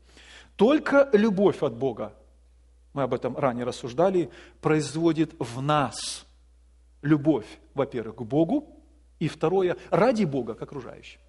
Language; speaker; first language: Russian; native; Russian